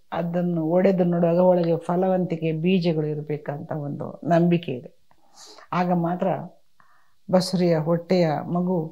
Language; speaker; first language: Kannada; non-native, local second language; Tulu